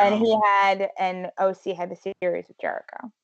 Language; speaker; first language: English; native; English